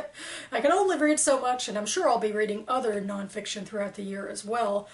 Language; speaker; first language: English; native; English